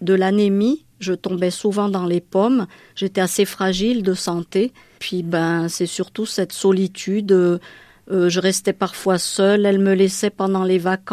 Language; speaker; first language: French; non-native, local second language; Malagasy